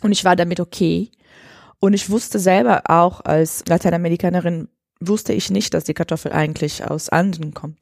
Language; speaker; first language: German; non-native, fluent; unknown